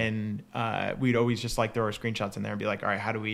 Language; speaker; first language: English; native; English